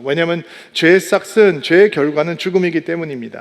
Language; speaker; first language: Korean; native; Korean